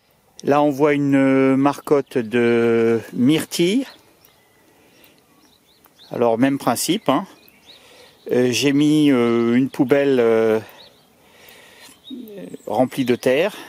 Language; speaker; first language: French; native; French